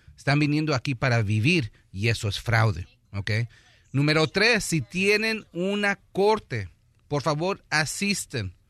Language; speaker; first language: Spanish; early bilingual, heritage; Spanish